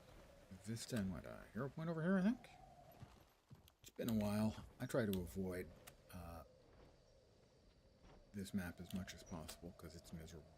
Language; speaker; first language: English; native; English